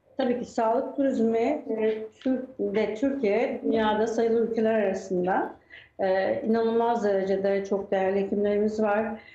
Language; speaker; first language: Turkish; native; Turkish